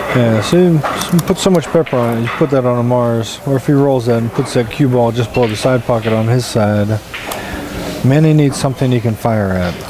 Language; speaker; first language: English; native; English